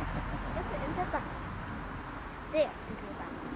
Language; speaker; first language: German; non-native, learner; English